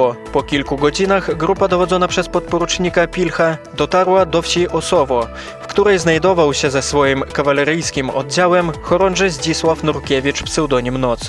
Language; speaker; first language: Polish; native; Polish